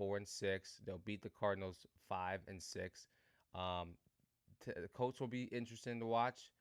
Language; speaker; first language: English; native; English